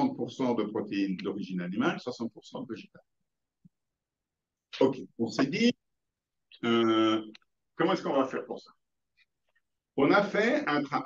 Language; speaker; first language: French; native; French